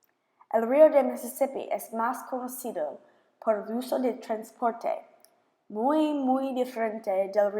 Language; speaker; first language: Spanish; non-native, learner; English